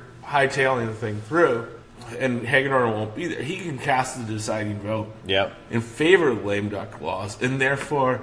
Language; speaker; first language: English; native; English